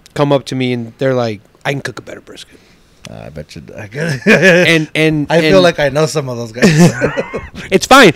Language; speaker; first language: English; native; English